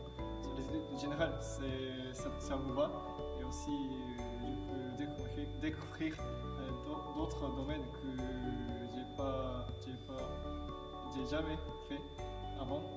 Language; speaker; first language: French; non-native, learner; Japanese